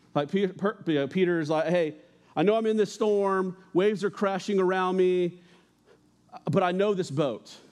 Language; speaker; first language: English; native; English